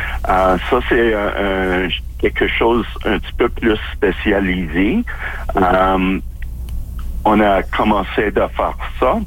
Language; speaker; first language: French; non-native, local second language; English